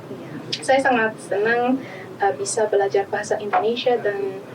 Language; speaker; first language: Indonesian; non-native, learner; Malagasy